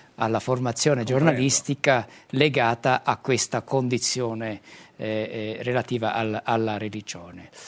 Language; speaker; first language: Italian; non-native, fluent; Arabic